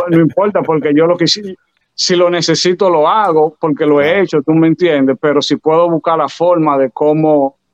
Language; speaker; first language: Spanish; native; Spanish